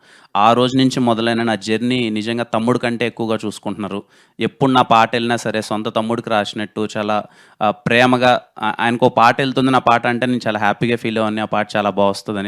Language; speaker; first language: Telugu; native; Telugu